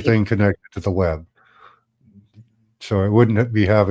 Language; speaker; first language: English; native; English